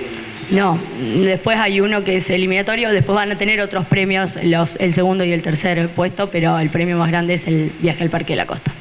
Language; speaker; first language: Spanish; native; Spanish